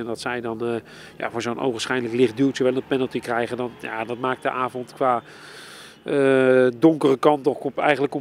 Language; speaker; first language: Dutch; native; Dutch